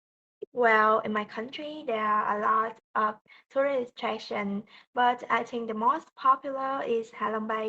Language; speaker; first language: English; non-native, learner; Vietnamese